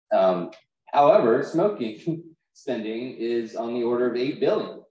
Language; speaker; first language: English; native; English